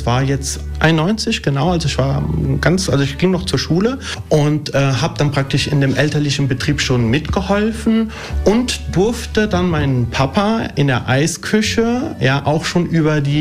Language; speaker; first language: German; early bilingual, other home language; Italian